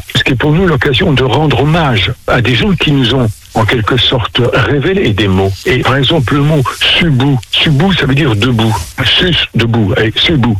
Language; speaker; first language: French; native; French